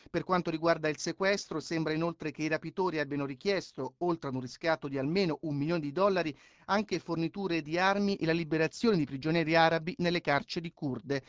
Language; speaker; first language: Italian; native; Italian